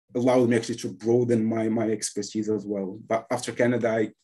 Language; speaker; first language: English; non-native, fluent; Arabic